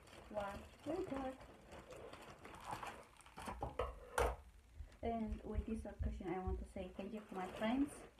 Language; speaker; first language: English; non-native, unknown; Romanian